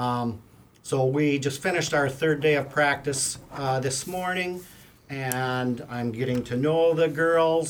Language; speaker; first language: English; native; English